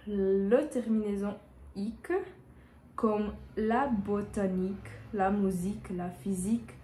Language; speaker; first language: French; non-native, learner; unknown